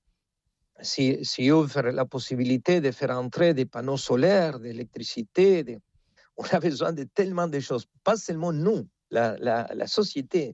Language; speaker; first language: French; non-native, fluent; Spanish